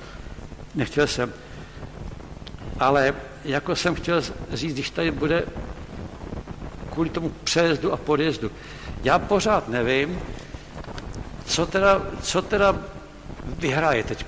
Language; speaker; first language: Czech; native; Czech